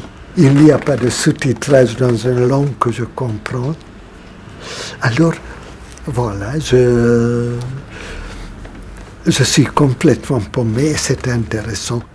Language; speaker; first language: French; non-native, fluent; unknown